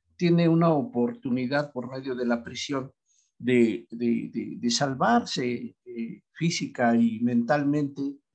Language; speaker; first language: Spanish; native; Spanish